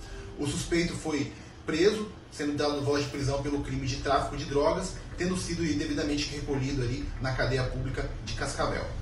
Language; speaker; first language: Portuguese; native; Portuguese